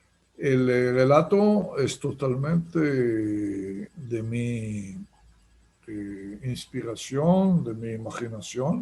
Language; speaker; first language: Spanish; non-native, fluent; Hebrew